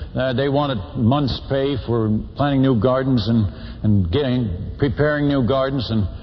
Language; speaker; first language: English; non-native, fluent; Dutch